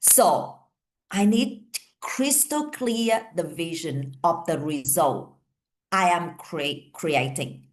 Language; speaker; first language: English; non-native, fluent; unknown